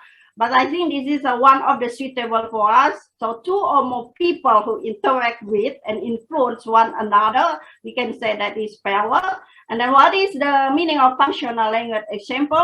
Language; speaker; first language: English; non-native, fluent; Indonesian